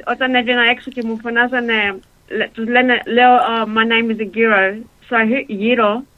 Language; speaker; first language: Greek; early bilingual, heritage; Greek